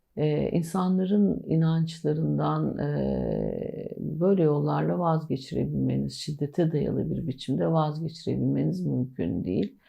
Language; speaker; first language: Turkish; native; Turkish